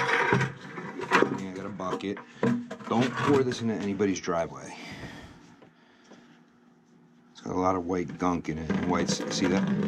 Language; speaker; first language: English; native; English